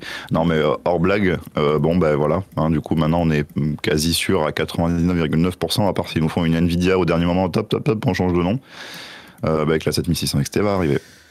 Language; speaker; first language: French; native; French